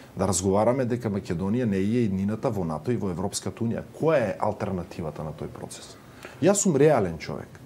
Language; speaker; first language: Macedonian; native; Macedonian